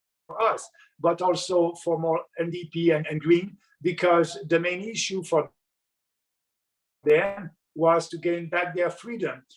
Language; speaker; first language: English; non-native, local second language; French